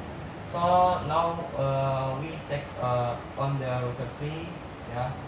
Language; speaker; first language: English; non-native, learner; Indonesian